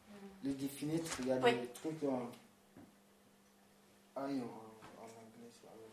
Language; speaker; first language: French; non-native, learner; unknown